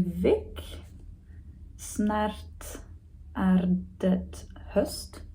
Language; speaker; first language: Norwegian; non-native, learner; German